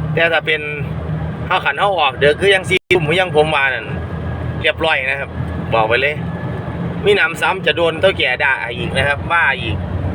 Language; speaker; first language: Thai; non-native, local second language; Northeastern Thai